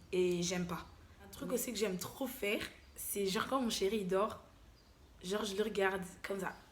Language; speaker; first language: French; early bilingual, other home language; Lingala